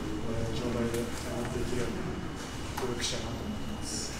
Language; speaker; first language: Japanese; native; Japanese